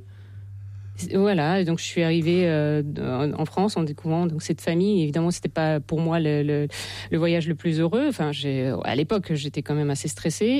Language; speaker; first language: French; non-native, fluent; Russian